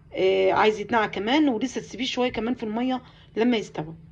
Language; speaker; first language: Arabic; native; Arabic